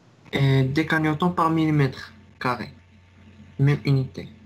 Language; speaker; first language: French; non-native, local second language; Arabic